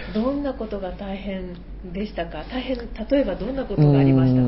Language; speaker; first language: Japanese; native; Japanese